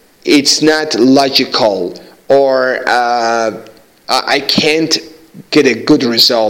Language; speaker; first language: English; non-native, fluent; Persian